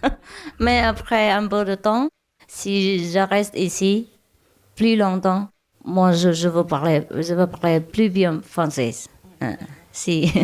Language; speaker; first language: French; non-native, learner; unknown